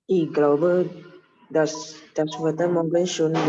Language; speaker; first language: German; non-native, learner; Indonesian